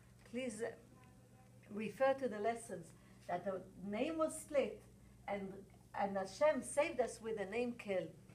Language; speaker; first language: English; non-native, fluent; Hebrew